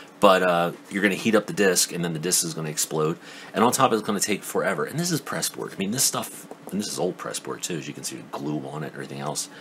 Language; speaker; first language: English; native; English